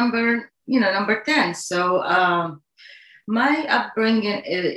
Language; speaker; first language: English; non-native, fluent; Arabic